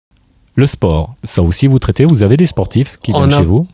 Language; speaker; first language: French; native; French